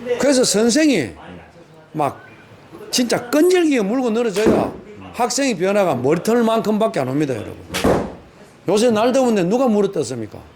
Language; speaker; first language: Korean; native; Korean